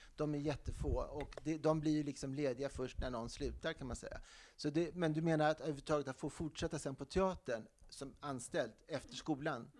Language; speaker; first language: Swedish; native; Swedish